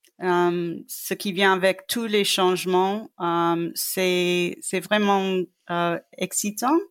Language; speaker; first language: French; non-native, fluent; English